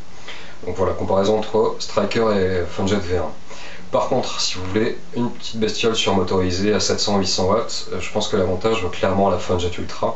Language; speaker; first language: French; native; French